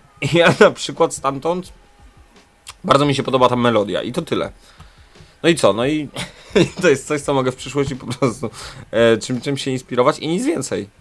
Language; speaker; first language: Polish; native; Polish